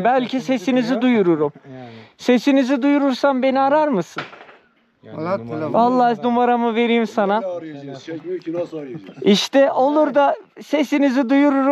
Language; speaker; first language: Turkish; native; Turkish